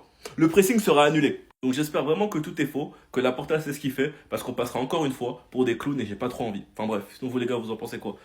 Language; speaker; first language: French; native; French